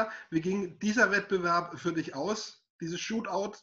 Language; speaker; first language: German; native; German